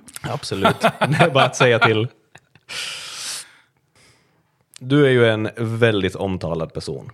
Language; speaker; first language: Swedish; native; Swedish